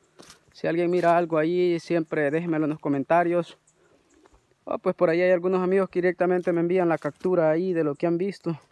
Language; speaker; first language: Spanish; native; Spanish